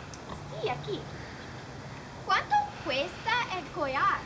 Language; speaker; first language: Spanish; non-native, learner; English